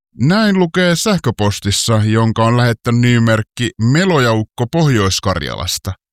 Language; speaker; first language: Finnish; native; Finnish